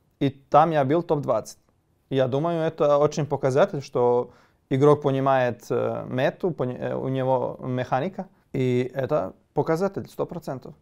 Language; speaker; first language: Russian; non-native, learner; Serbian